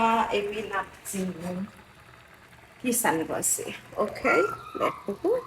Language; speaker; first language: French; non-native, local second language; Haitian Creole